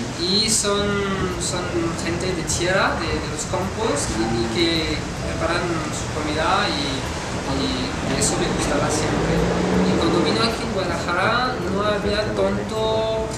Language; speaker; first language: Spanish; non-native, fluent; French